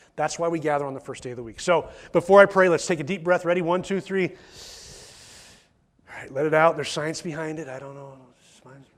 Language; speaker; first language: English; native; English